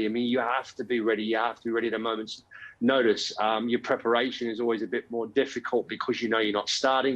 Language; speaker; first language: English; native; English